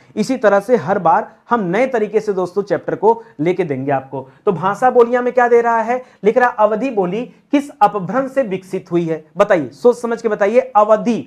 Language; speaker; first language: Hindi; native; Hindi